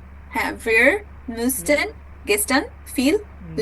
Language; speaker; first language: German; non-native, fluent; Bangla